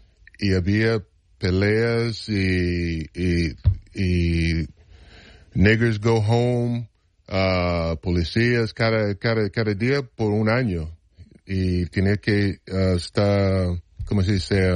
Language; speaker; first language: Spanish; non-native, fluent; English